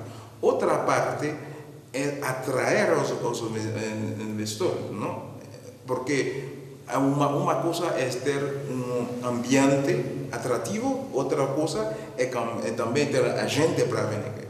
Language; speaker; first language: Portuguese; non-native, fluent; Spanish